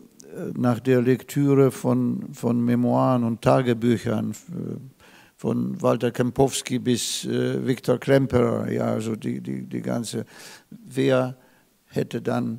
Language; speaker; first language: German; non-native, fluent; Russian